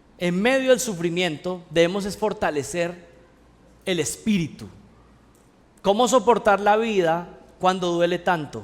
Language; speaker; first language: Spanish; native; Spanish